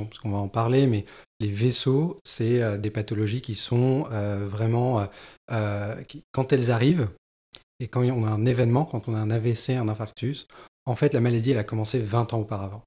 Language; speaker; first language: French; native; French